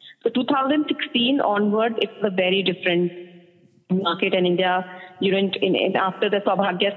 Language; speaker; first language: English; non-native, local second language; Hindi